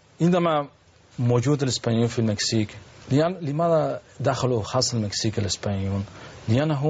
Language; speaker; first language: Arabic; non-native, learner; Spanish